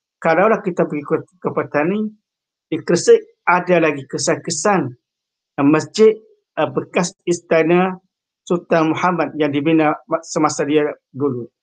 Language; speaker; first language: Malay; native; Malay